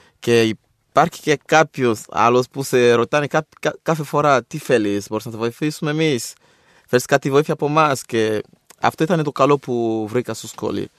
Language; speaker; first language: Greek; non-native, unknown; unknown